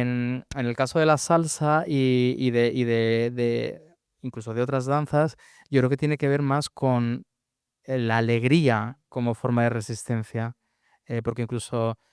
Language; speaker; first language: Spanish; native; Spanish